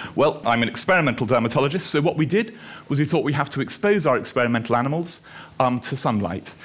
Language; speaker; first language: English; native; English